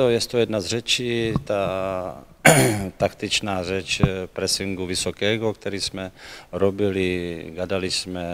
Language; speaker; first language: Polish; non-native, learner; Czech